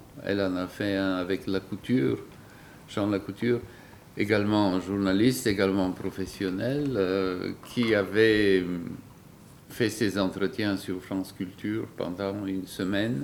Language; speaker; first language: French; non-native, fluent; Bulgarian